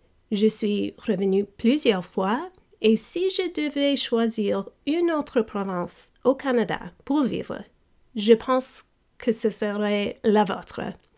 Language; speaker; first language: French; non-native, fluent; English